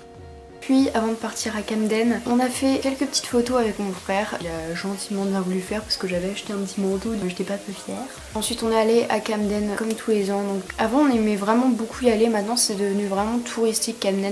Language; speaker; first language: French; native; French